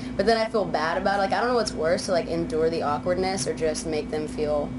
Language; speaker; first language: English; native; English